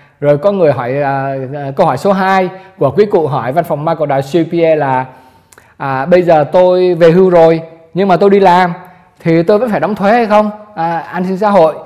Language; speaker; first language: Vietnamese; native; Vietnamese